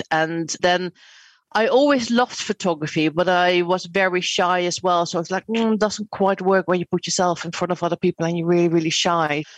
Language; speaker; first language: English; non-native, fluent; Dutch